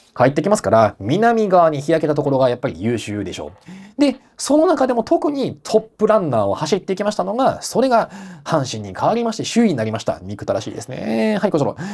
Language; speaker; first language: Japanese; native; Japanese